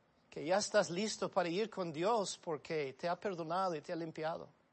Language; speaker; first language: Spanish; non-native, fluent; English